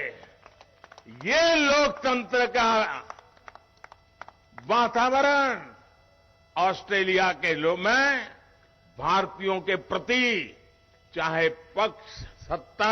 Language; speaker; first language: Hindi; non-native, local second language; Gujarati